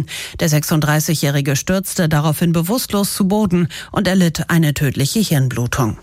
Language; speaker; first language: German; native; German